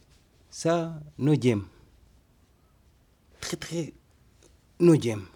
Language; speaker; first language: French; non-native, learner; Arabic